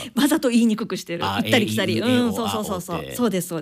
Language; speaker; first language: Japanese; native; Japanese